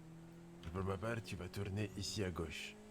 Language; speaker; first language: French; native; French